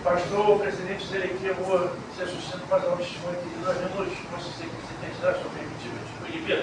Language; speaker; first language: Portuguese; native; Portuguese